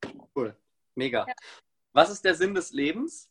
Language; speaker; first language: German; native; German